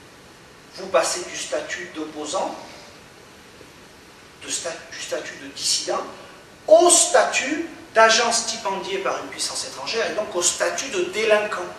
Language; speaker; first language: French; native; French